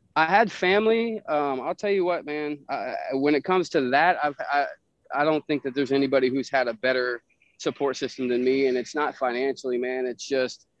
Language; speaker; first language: English; native; English